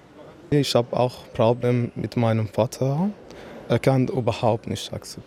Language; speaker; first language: German; non-native, learner; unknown